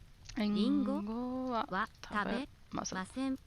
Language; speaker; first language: Japanese; non-native, learner; English